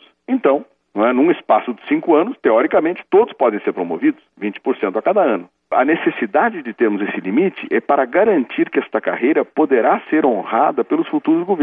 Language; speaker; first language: Portuguese; native; Portuguese